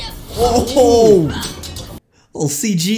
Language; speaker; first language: English; native; English